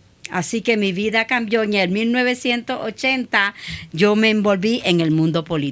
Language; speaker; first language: Spanish; early bilingual, other home language; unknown